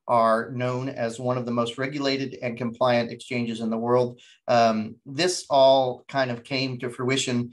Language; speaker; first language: English; native; English